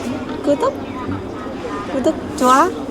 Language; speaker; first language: Korean; non-native, learner; Vietnamese